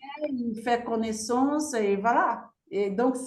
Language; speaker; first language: French; non-native, fluent; Portuguese